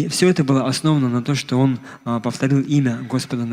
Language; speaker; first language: Russian; native; Russian